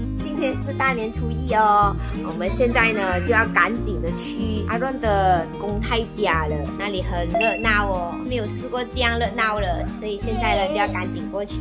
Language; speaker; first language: Chinese; native; Chinese